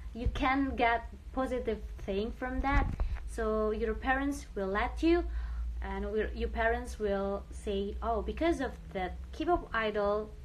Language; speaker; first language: English; non-native, learner; Indonesian